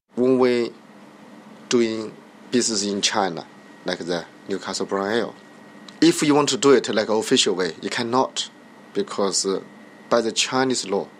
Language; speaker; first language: English; non-native, learner; Chinese